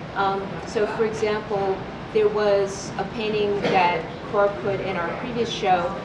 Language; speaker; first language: English; native; English